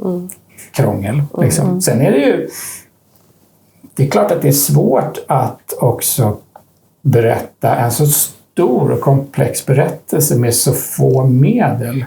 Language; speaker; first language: Swedish; native; Swedish